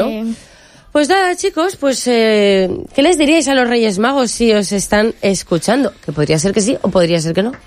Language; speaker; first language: Spanish; native; Spanish